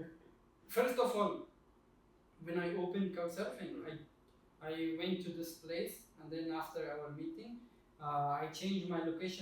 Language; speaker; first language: English; non-native, fluent; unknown